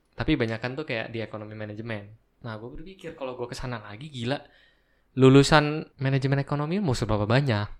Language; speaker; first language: Indonesian; native; Indonesian